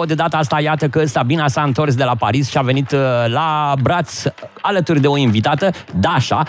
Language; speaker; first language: Romanian; native; Romanian